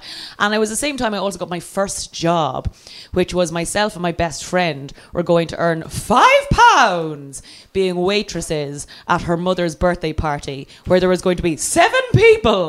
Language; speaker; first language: English; native; English